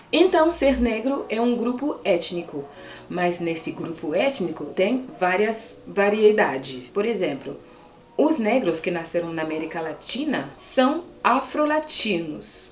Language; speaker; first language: Portuguese; non-native, fluent; French